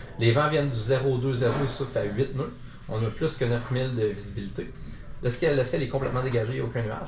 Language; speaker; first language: French; native; French